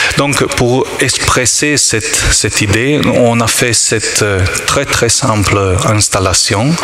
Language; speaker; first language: French; non-native, learner; Italian